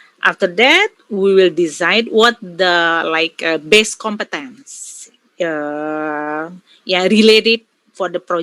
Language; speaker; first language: English; non-native, learner; Indonesian